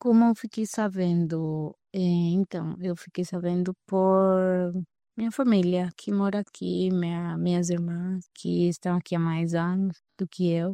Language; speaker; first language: Portuguese; non-native, fluent; Spanish